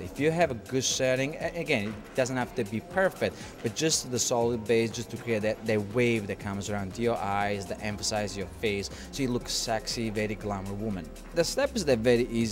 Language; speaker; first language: English; non-native, fluent; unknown